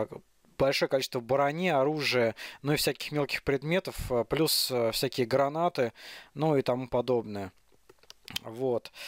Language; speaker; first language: Russian; native; Russian